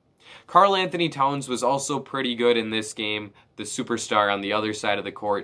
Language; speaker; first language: English; native; English